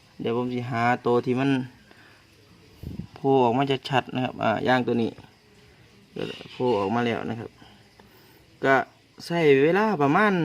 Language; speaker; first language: Thai; non-native, local second language; Northeastern Thai